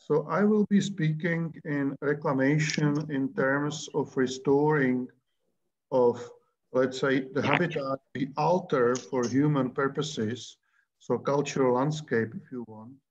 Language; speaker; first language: English; non-native, fluent; Czech